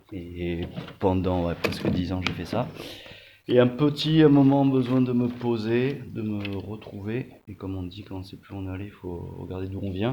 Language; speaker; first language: French; native; French